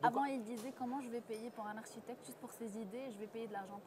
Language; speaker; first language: French; non-native, local second language; Arabic